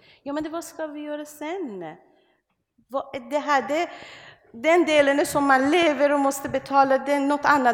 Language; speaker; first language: Swedish; non-native, learner; Persian